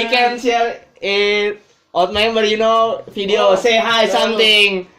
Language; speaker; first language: English; non-native, learner; Indonesian